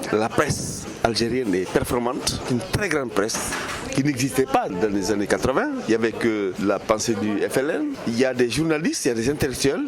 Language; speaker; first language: French; non-native, local second language; Fula